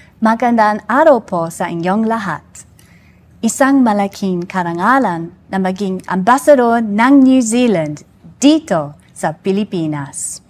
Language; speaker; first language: Filipino; non-native, learner; English